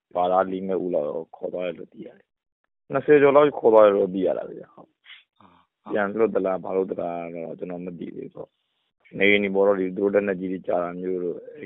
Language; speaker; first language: Burmese; native; Burmese